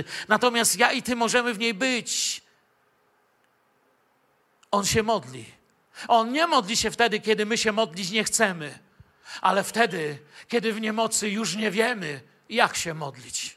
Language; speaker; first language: Polish; native; Polish